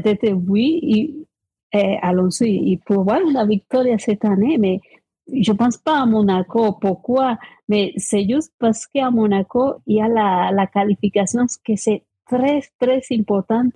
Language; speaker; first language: French; non-native, fluent; Spanish